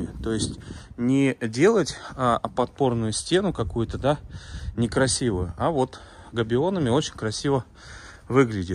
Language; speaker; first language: Russian; native; Russian